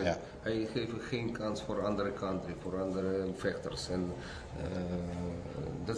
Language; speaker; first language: Dutch; non-native, learner; Russian